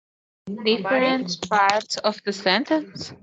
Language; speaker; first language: English; non-native, learner; Spanish